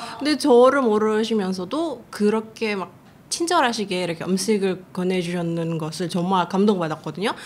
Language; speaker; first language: Korean; non-native, fluent; Indonesian